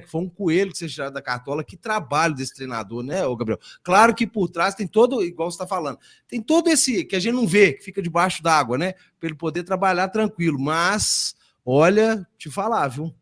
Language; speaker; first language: Portuguese; native; Portuguese